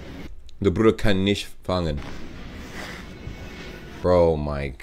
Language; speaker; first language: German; non-native, learner; English